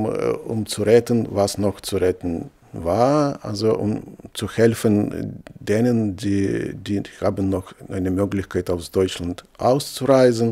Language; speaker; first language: German; non-native, fluent; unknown